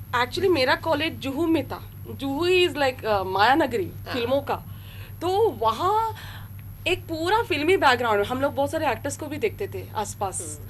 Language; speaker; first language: Hindi; non-native, local second language; Telugu